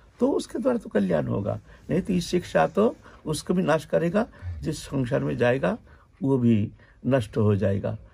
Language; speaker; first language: Hindi; non-native, local second language; Bangla